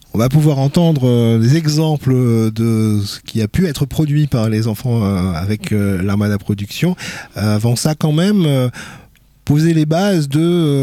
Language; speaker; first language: French; native; French